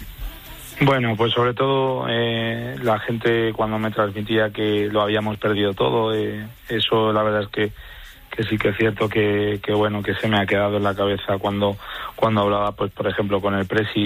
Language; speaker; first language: Spanish; native; Spanish